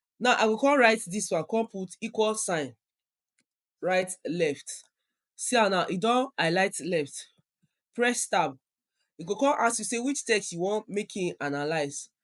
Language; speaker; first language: Nigerian Pidgin; non-native, local second language; Yoruba